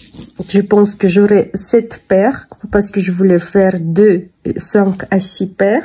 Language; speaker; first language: French; non-native, fluent; Russian